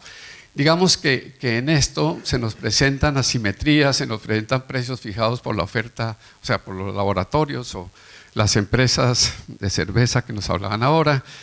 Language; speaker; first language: Spanish; native; Spanish